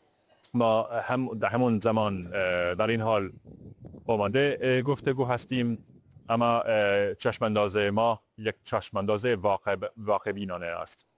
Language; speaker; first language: Persian; non-native, learner; English